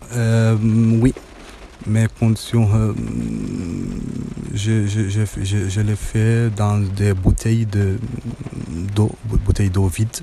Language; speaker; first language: French; non-native, learner; Arabic